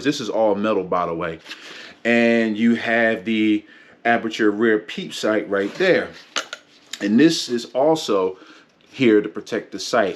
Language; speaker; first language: English; native; English